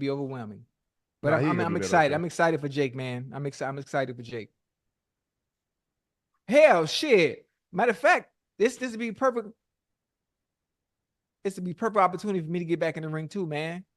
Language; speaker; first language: English; native; English